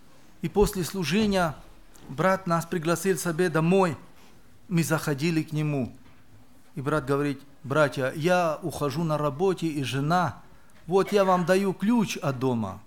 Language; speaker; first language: Russian; non-native, local second language; Romany